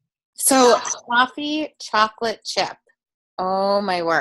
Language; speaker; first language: English; native; English